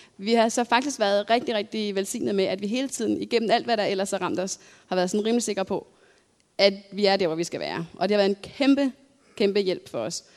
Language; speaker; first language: Danish; native; Danish